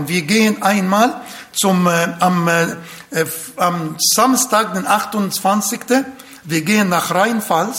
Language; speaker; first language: German; non-native, fluent; Arabic